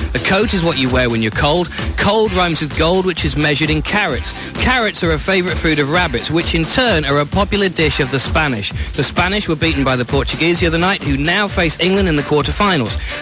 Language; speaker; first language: English; native; English